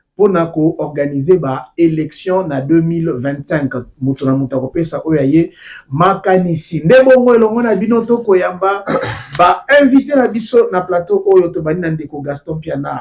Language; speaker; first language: Lingala; native; Lingala